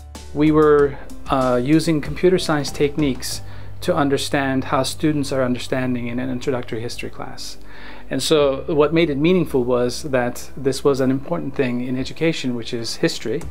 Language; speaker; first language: English; non-native, fluent; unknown